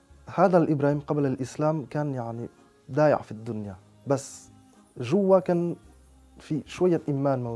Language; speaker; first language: Arabic; non-native, learner; French